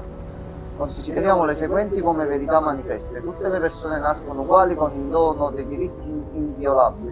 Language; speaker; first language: Italian; native; Italian